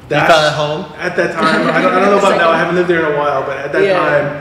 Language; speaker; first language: English; native; English